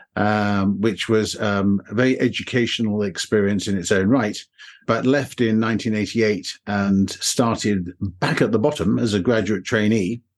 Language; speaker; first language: English; native; English